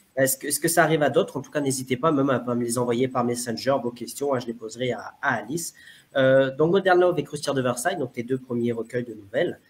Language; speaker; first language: French; native; French